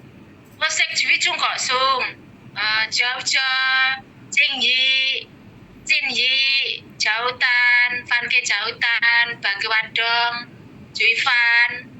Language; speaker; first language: Cantonese; non-native, learner; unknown